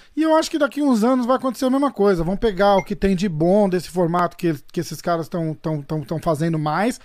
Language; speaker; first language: Portuguese; native; Portuguese